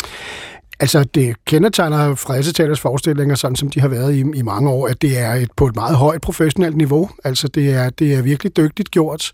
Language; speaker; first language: Danish; native; Danish